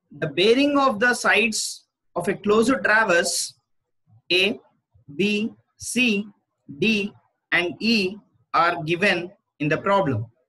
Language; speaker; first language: English; non-native, local second language; Telugu